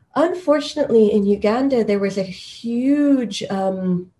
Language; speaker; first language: English; non-native, local second language; Swahili